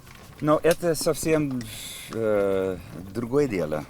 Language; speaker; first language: Russian; non-native, learner; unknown